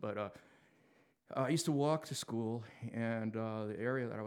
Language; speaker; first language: English; native; English